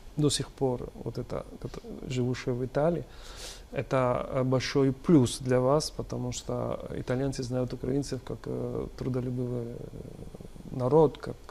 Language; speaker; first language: Russian; non-native, fluent; Italian